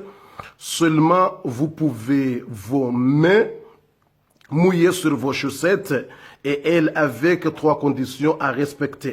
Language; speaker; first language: French; non-native, local second language; Comorian